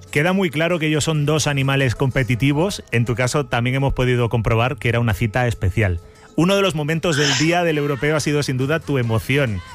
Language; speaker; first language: Spanish; native; Spanish